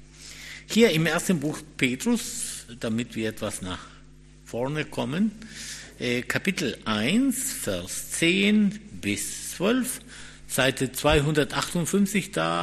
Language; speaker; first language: German; non-native, fluent; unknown